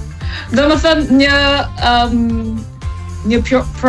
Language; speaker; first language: Albanian; early bilingual, heritage; English